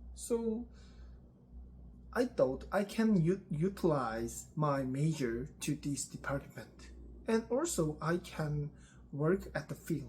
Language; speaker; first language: English; non-native, learner; Korean